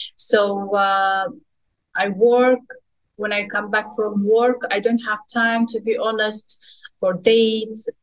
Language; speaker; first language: English; non-native, fluent; Russian